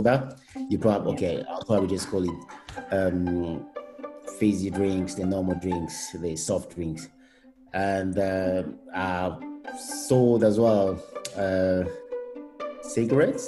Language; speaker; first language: English; non-native, local second language; Kinyarwanda